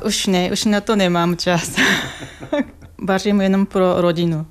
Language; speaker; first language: Czech; non-native, fluent; Japanese